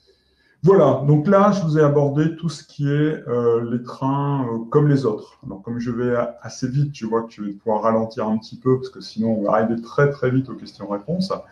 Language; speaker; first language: French; native; French